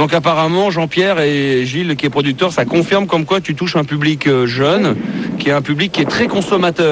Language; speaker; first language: French; native; French